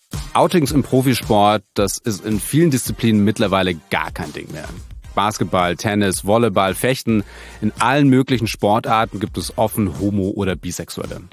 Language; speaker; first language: German; native; German